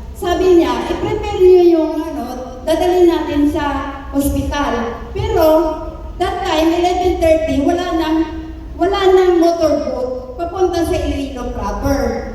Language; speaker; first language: Filipino; non-native, local second language; Hiligaynon